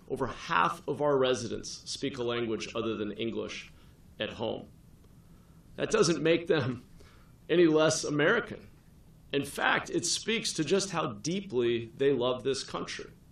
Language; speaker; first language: English; native; English